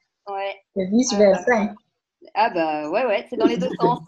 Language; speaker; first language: French; native; French